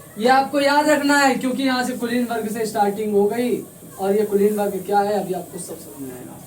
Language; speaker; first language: Hindi; native; Hindi